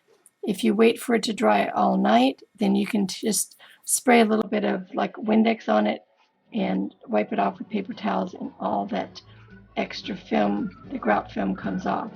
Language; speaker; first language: English; native; English